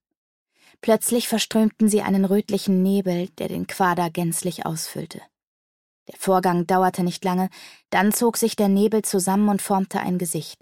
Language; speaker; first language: German; native; German